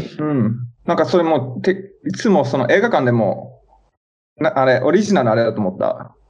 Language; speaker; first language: Japanese; early bilingual, heritage; Japanese